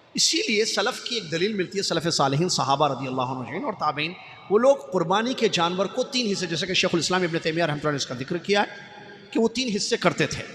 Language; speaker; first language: Urdu; native; Urdu